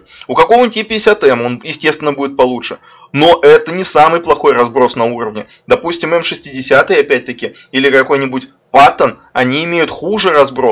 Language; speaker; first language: Russian; native; Russian